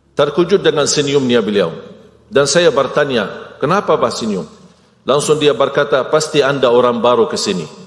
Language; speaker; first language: Malay; non-native, fluent; Arabic